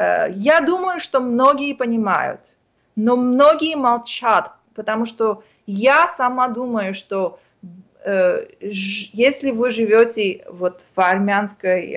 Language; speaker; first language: Russian; non-native, fluent; Armenian